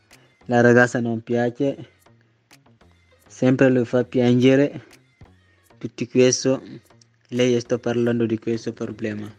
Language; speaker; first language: Italian; non-native, learner; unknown